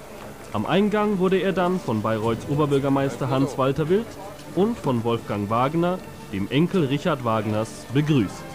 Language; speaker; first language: German; native; German